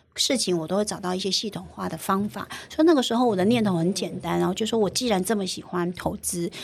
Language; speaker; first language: Chinese; native; Chinese